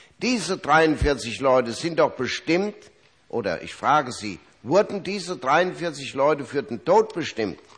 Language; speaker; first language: German; native; German